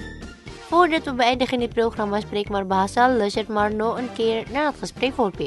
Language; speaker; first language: Dutch; non-native, learner; Indonesian